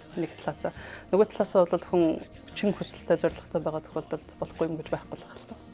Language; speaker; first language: Mongolian; native; Mongolian